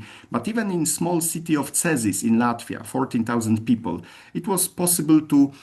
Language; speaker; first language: English; non-native, fluent; Polish